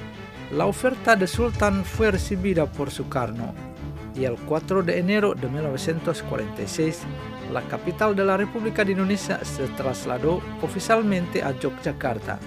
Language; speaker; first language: Spanish; non-native, fluent; Indonesian